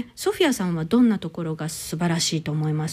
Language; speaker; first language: Japanese; native; Japanese